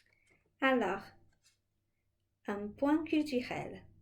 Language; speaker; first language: French; non-native, fluent; Chinese